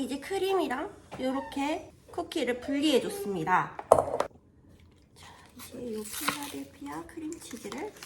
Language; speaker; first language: Korean; native; Korean